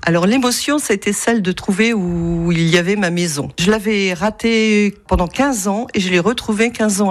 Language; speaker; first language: French; native; French